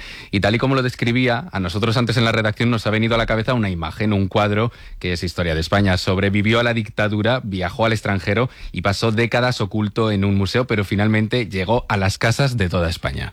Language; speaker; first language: Spanish; native; Spanish